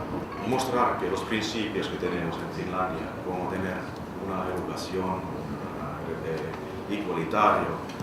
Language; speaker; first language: Spanish; non-native, fluent; Finnish